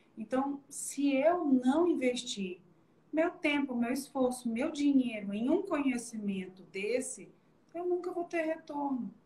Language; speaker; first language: Portuguese; native; Portuguese